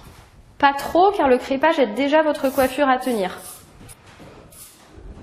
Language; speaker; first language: French; native; French